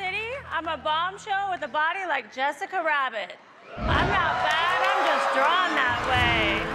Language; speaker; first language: English; native; English